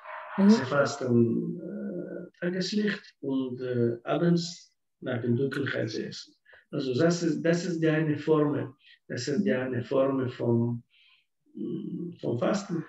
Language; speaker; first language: German; non-native, fluent; Russian